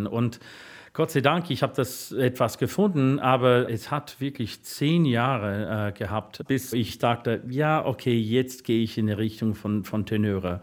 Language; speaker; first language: German; non-native, fluent; English